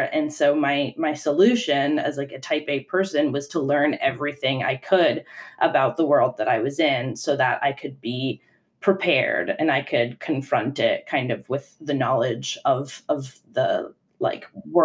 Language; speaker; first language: English; non-native, fluent; Italian